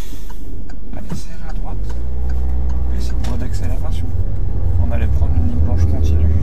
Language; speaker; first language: French; native; French